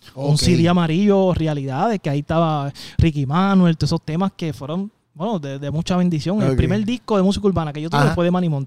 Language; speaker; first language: Spanish; native; Spanish